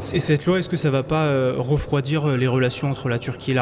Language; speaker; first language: French; native; French